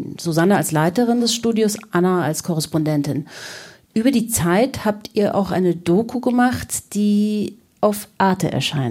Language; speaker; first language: German; native; German